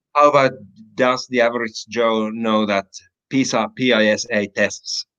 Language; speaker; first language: English; non-native, fluent; Finnish